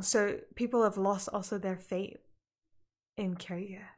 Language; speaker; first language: English; native; English